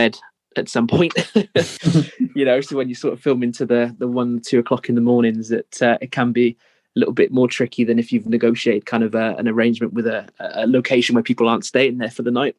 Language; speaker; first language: English; native; English